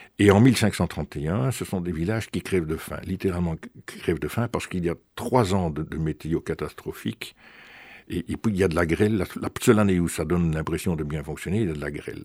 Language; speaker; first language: French; native; French